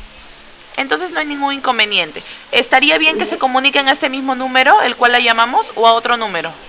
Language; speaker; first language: Spanish; native; Spanish